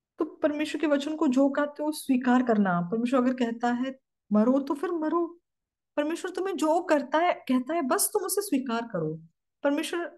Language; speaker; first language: Hindi; non-native, fluent; Korean